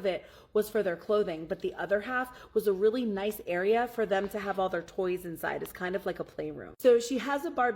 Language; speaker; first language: English; native; English